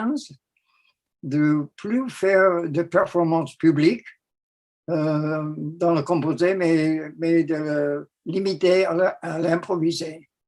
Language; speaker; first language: French; non-native, fluent; English